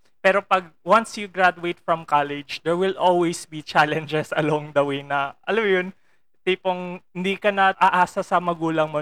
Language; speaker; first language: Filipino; native; Filipino